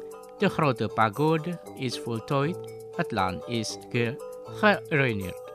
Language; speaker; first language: Dutch; non-native, fluent; Indonesian